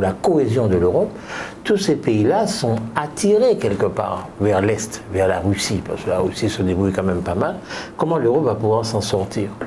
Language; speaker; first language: French; native; French